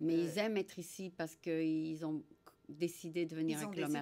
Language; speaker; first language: French; native; French